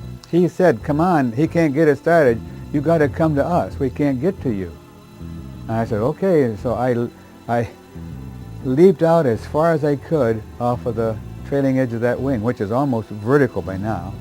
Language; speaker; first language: English; native; English